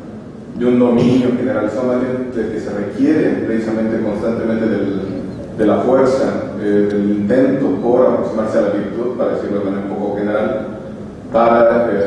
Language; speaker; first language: Spanish; native; Spanish